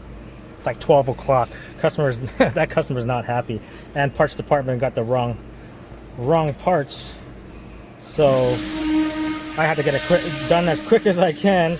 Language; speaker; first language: English; native; English